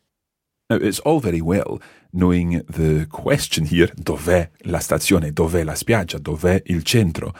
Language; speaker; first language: Italian; non-native, fluent; English